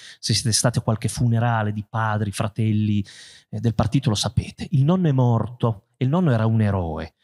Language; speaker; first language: Italian; native; Italian